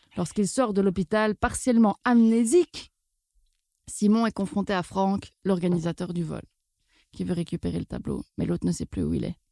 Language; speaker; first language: French; native; French